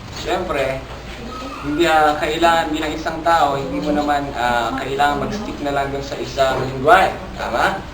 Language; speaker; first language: Filipino; non-native, local second language; Hiligaynon